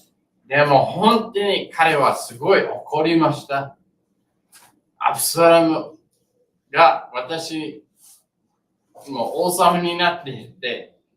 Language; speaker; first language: Japanese; non-native, learner; English